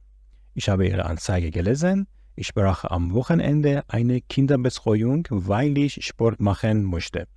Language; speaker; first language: German; non-native, fluent; Persian